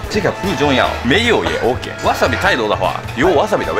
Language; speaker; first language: Chinese; non-native, learner; Japanese